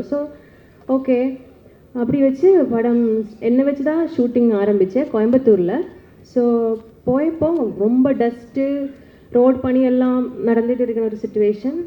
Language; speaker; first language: Tamil; non-native, learner; Malayalam